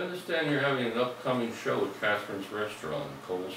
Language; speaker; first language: English; native; English